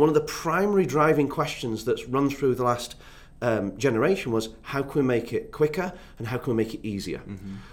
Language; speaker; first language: English; native; English